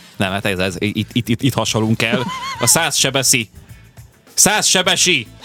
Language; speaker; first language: Hungarian; native; Hungarian